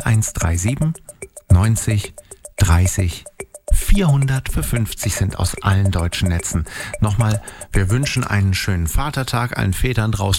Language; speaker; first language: German; native; German